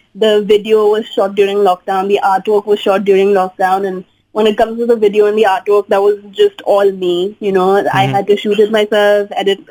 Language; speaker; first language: English; non-native, local second language; Hindi